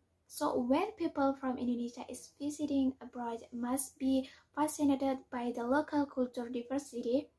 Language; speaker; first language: English; non-native, learner; Indonesian